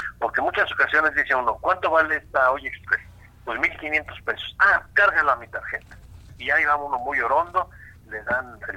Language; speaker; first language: Spanish; native; Spanish